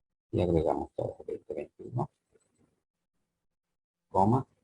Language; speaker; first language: Spanish; native; Spanish